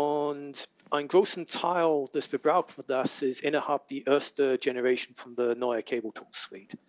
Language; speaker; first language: German; non-native, learner; English